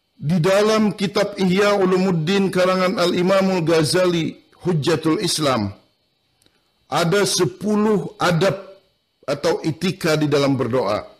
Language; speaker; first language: Indonesian; non-native, local second language; Banjar